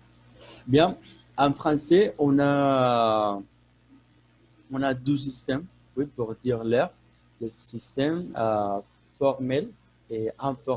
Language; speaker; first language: French; non-native, fluent; Spanish